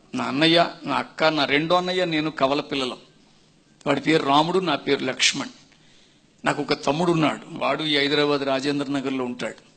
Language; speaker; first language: Telugu; non-native, fluent; Tamil